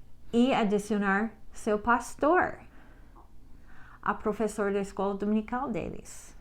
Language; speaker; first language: Portuguese; non-native, learner; English